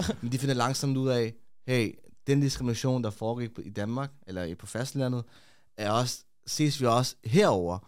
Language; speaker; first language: Danish; early bilingual, other home language; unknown